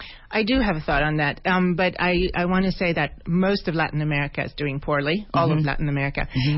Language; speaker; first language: English; non-native, fluent; Swedish